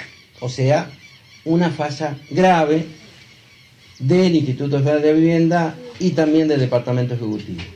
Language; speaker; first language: Spanish; native; Spanish